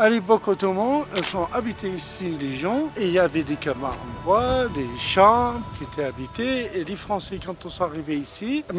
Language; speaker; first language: French; non-native, fluent; Arabic